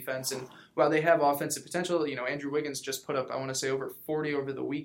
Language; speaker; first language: English; native; English